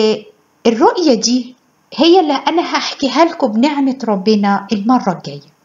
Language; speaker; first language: Arabic; native; Arabic